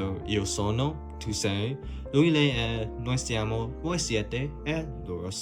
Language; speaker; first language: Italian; non-native, learner; English